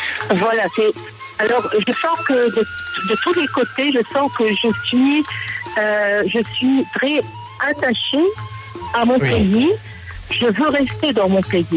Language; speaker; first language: French; non-native, local second language; Arabic